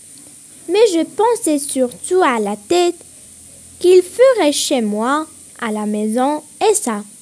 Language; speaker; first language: French; non-native, local second language; Arabic